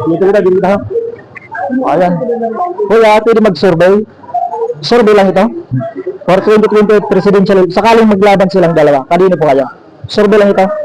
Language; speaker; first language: Filipino; non-native, local second language; Bikol